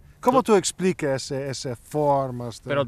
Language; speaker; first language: Spanish; non-native, learner; Italian